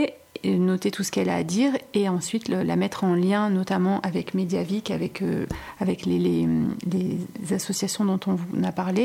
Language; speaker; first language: French; native; French